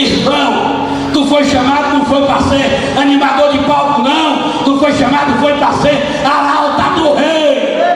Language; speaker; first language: Portuguese; native; Portuguese